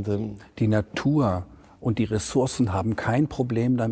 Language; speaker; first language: German; native; German